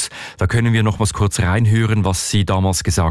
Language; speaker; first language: German; native; German